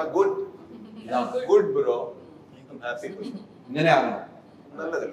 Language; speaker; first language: Malayalam; non-native, learner; Kannada